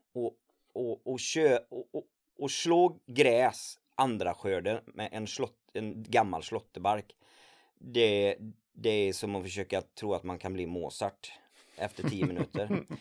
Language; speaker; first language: Swedish; native; Swedish